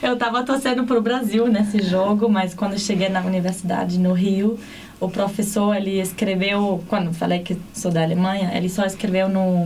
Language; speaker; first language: Portuguese; non-native, fluent; German